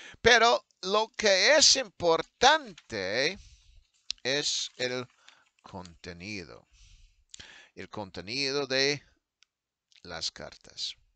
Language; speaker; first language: Spanish; non-native, fluent; English